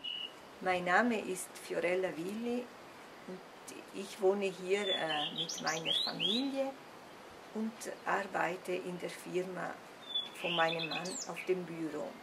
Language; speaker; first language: German; non-native, local second language; Italian